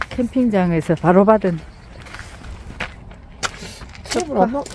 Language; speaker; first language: Korean; native; Korean